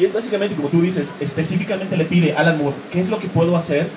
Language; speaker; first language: Spanish; native; Spanish